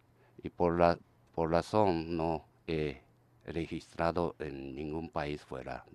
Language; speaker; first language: Spanish; non-native, learner; Japanese